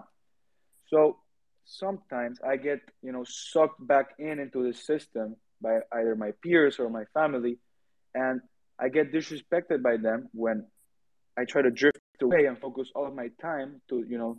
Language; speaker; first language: English; non-native, fluent; Spanish